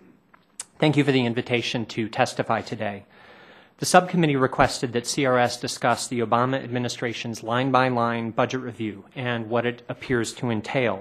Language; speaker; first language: English; native; English